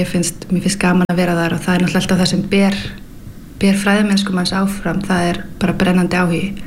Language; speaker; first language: Icelandic; early bilingual, heritage; Icelandic